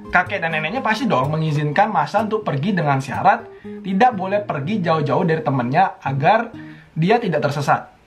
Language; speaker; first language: Indonesian; native; Indonesian